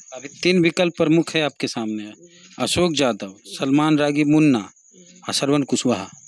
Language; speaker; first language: Hindi; native; Hindi